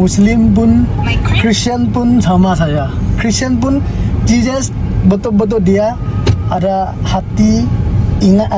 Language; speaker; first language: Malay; non-native, learner; Tedim Chin